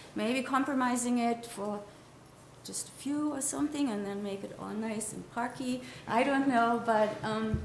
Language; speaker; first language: English; non-native, fluent; German